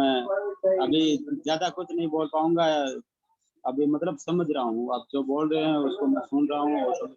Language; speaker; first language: Hindi; non-native, local second language; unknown